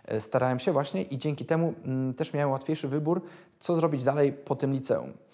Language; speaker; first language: Polish; native; Polish